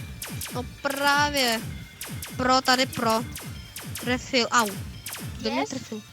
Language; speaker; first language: Czech; early bilingual, other home language; Russian